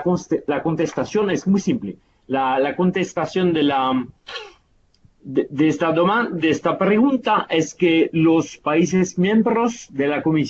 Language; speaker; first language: Spanish; non-native, fluent; Italian